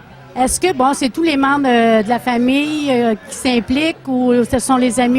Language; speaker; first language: French; native; French